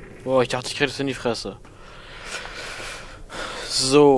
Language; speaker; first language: German; native; German